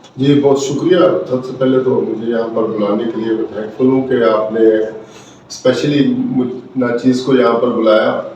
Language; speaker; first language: Urdu; non-native, local second language; Punjabi